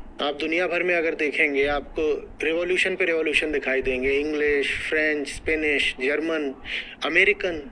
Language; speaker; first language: Hindi; native; Hindi